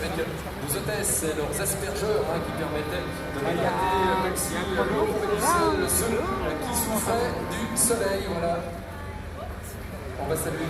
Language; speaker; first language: French; native; French